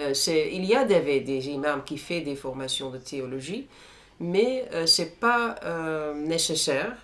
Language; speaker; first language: French; non-native, fluent; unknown